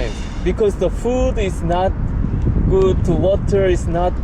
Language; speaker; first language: English; non-native, learner; Korean